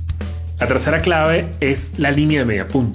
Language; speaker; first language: Spanish; native; Spanish